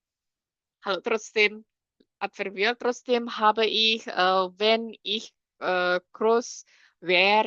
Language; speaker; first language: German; non-native, fluent; Indonesian